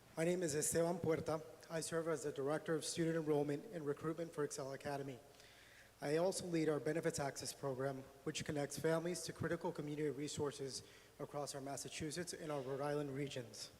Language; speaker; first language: English; native; English